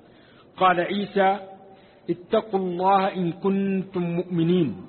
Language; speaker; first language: Arabic; native; Arabic